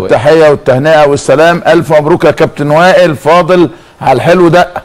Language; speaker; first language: Arabic; native; Arabic